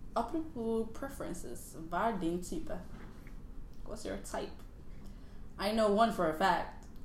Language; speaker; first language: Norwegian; early bilingual, other home language; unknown